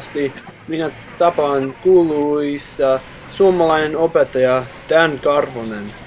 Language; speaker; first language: Finnish; non-native, learner; English